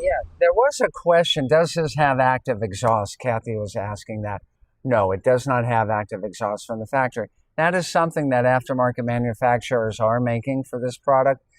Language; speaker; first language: English; native; English